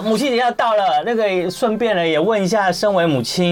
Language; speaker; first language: Chinese; native; Chinese